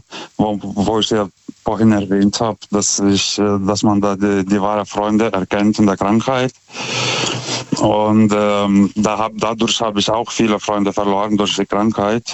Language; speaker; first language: German; non-native, fluent; Lithuanian